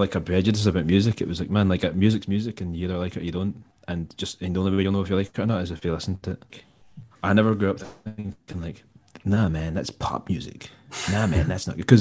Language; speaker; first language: English; native; English